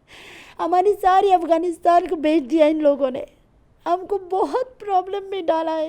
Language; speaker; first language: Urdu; non-native, learner; Persian